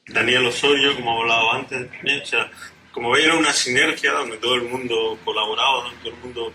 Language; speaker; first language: Spanish; native; Spanish